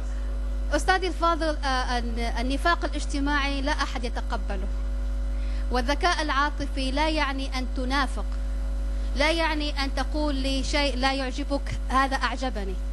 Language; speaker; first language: Arabic; native; Arabic